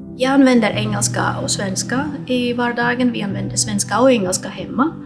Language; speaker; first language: Swedish; non-native, fluent; Greek